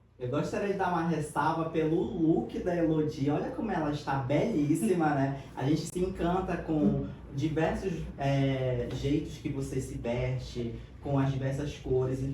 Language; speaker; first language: Portuguese; native; Portuguese